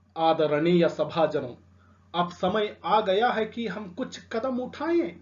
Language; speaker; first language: Hindi; non-native, local second language; Telugu